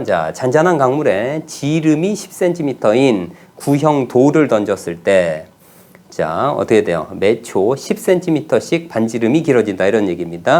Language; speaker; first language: Korean; native; Korean